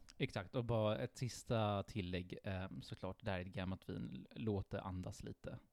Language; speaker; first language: Swedish; early bilingual, other home language; Italian